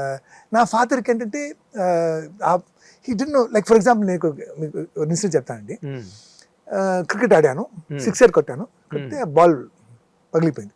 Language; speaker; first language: Telugu; non-native, fluent; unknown